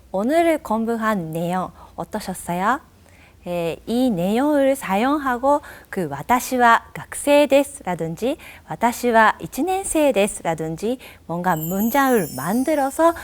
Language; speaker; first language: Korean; non-native, fluent; Japanese